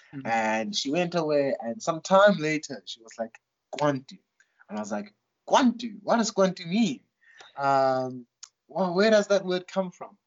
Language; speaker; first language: English; non-native, local second language; Tswana